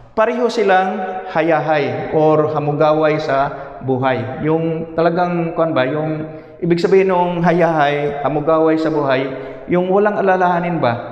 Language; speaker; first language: Filipino; non-native, local second language; Cebuano